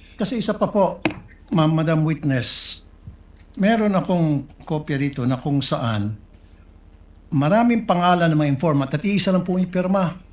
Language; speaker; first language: Filipino; non-native, local second language; Cebuano